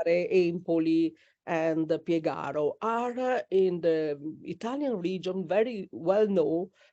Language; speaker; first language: English; non-native, learner; Italian